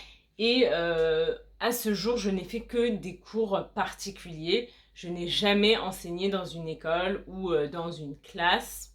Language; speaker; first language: French; native; French